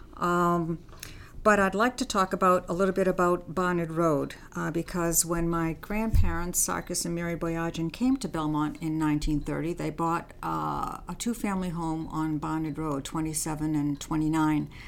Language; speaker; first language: English; early bilingual, other home language; Armenian